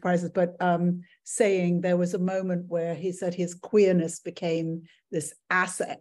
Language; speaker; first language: English; native; English